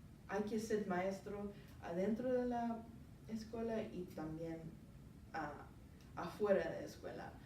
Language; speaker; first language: Spanish; non-native, learner; English